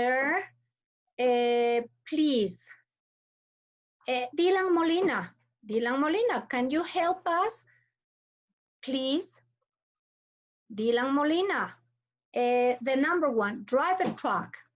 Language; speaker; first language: English; non-native, fluent; Spanish